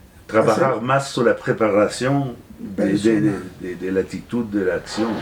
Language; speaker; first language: Spanish; non-native, fluent; French